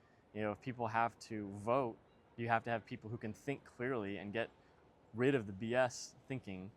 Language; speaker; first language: English; native; English